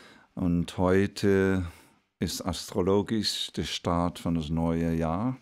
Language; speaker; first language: German; non-native, fluent; Dutch